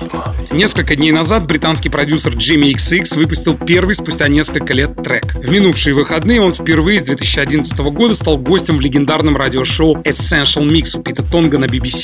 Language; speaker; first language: Russian; native; Russian